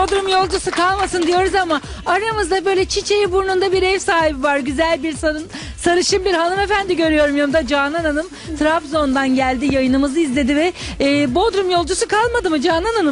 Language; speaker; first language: Turkish; native; Turkish